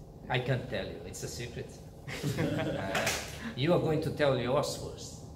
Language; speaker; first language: English; non-native, fluent; Portuguese